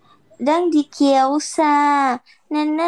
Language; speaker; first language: Vietnamese; non-native, learner; Indonesian